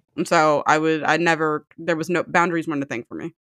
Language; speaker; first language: English; early bilingual, other home language; Amharic